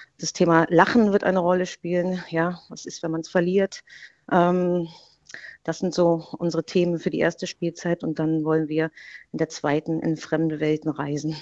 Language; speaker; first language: German; native; German